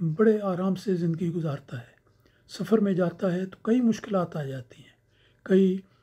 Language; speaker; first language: Urdu; native; Urdu